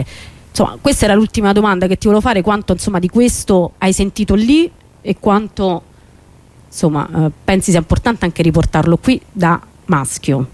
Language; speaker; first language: Italian; native; Italian